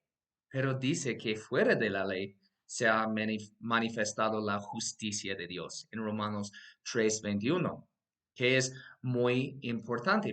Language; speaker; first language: Spanish; non-native, fluent; English